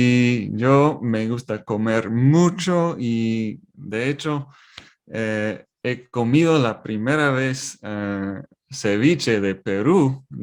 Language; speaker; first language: Spanish; non-native, learner; English